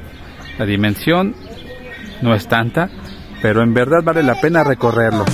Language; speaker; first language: Spanish; native; Spanish